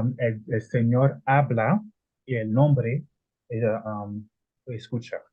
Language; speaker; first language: Spanish; non-native, learner; Italian